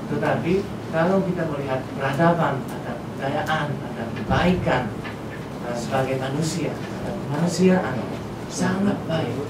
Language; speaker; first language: Indonesian; non-native, fluent; Japanese